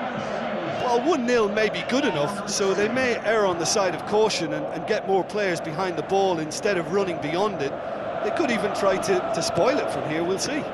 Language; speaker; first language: English; native; English